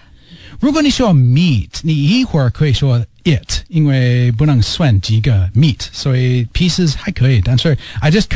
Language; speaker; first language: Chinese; non-native, fluent; English